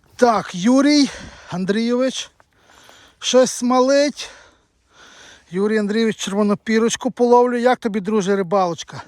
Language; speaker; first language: Ukrainian; native; Ukrainian